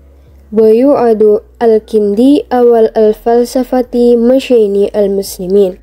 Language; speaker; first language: Arabic; non-native, learner; Indonesian